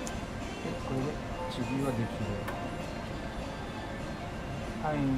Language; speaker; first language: Japanese; non-native, learner; French